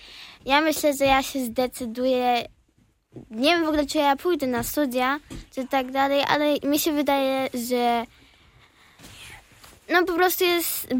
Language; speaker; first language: Polish; non-native, local second language; Belarusian